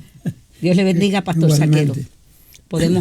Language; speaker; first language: Spanish; native; Spanish